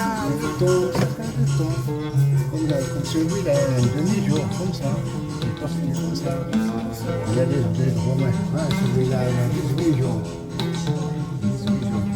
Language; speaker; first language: French; non-native, learner; Arabic